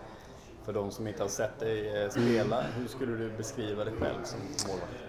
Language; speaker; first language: Swedish; native; Swedish